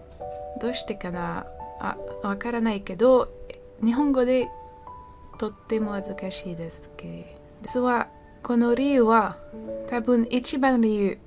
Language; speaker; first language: Japanese; non-native, learner; French